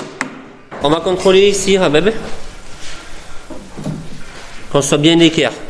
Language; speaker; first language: French; native; French